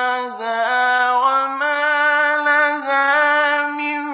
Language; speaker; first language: Arabic; native; Arabic